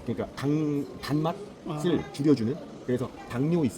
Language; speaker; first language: Korean; native; Korean